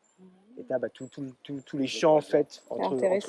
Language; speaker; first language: French; native; French